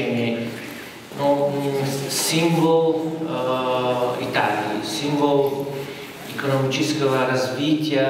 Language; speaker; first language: Russian; non-native, fluent; Italian